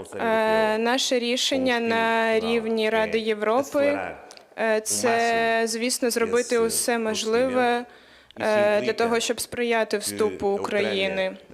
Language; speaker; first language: Ukrainian; non-native, fluent; Portuguese